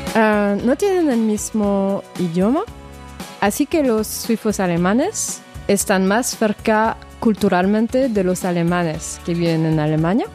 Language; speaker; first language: Spanish; non-native, fluent; French